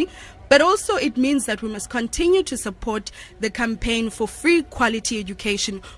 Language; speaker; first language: English; non-native, local second language; Xhosa